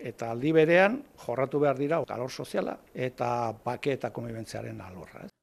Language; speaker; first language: Basque; non-native, local second language; Spanish